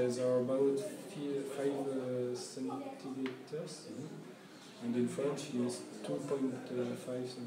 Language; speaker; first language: English; non-native, learner; French